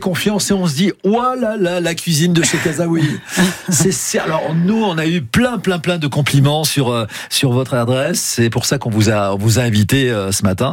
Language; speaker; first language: French; native; French